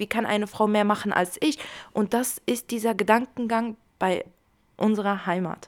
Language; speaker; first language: German; early bilingual, other home language; Kurdish